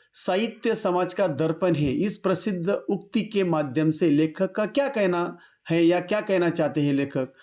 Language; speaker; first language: Hindi; non-native, local second language; Marathi